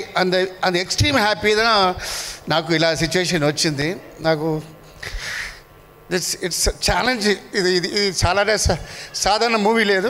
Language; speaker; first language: Telugu; non-native, learner; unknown